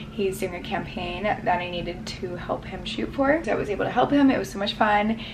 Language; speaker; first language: English; native; English